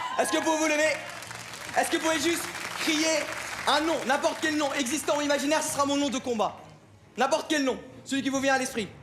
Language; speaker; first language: French; non-native, fluent; Arabic